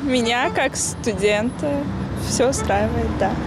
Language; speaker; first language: Russian; non-native, local second language; Tajik